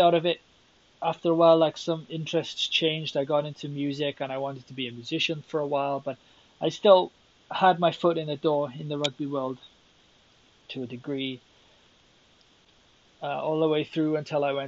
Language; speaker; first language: English; native; English